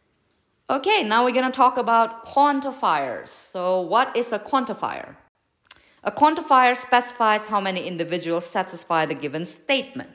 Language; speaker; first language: English; non-native, fluent; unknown